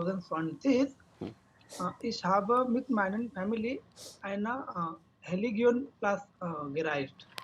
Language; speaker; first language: German; non-native, learner; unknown